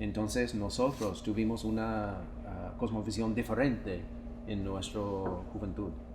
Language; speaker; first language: Spanish; non-native, fluent; English